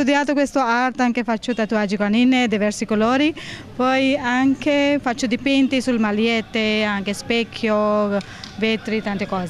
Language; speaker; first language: Italian; non-native, learner; Hindi